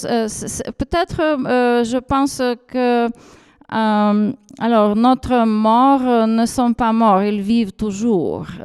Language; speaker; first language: French; non-native, fluent; Ukrainian